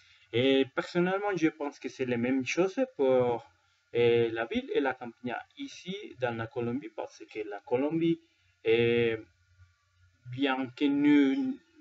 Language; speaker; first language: French; non-native, learner; Spanish